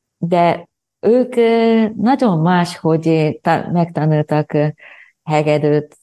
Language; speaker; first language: Hungarian; non-native, learner; Japanese